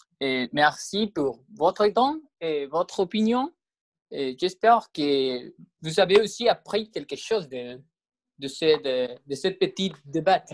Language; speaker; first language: French; non-native, learner; Spanish